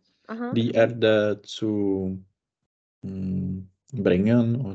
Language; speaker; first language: German; non-native, learner; Czech